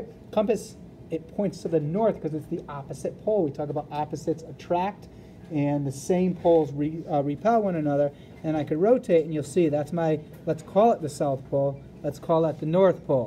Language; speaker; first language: English; native; English